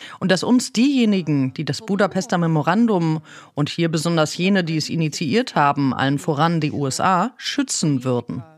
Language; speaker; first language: German; non-native, fluent; Ukrainian